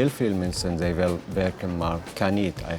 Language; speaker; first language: Dutch; non-native, learner; Arabic